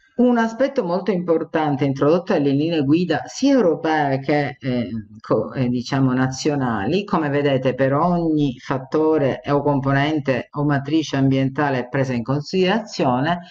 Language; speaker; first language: Italian; native; Italian